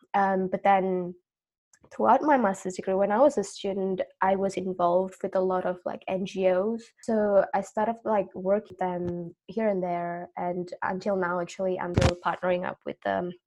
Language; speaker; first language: English; non-native, fluent; Indonesian